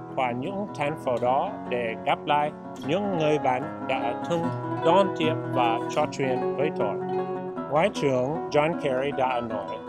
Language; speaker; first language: Vietnamese; non-native, learner; English